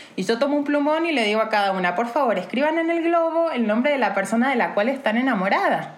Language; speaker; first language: Spanish; native; Spanish